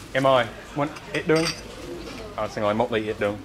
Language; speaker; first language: Vietnamese; non-native, learner; English